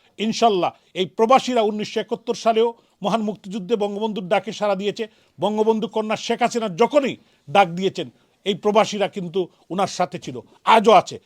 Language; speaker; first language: Bangla; native; Bangla